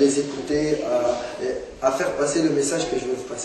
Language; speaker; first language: French; non-native, fluent; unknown